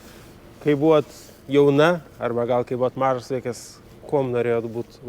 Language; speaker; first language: Lithuanian; native; Lithuanian